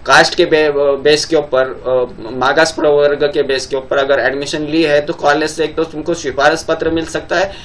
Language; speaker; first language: Hindi; non-native, local second language; Marathi